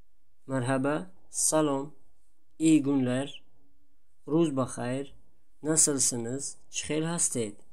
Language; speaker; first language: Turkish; non-native, fluent; Tajik